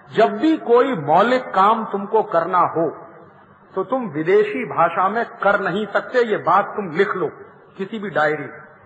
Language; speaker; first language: Hindi; native; Hindi